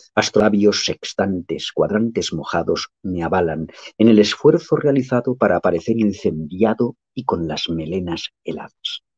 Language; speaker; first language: Spanish; non-native, local second language; Catalan